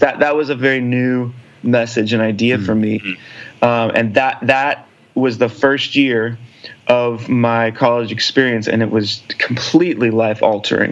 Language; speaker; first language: English; native; English